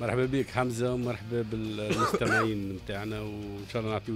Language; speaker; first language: Arabic; native; Arabic